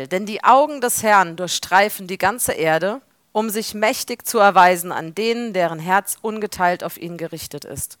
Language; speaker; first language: German; native; German